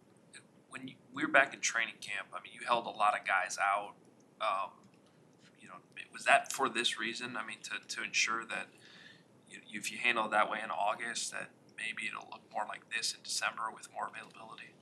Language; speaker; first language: English; native; English